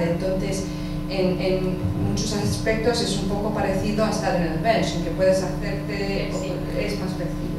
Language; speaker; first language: Spanish; early bilingual, heritage; English